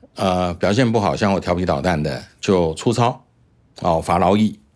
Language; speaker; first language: Chinese; native; Chinese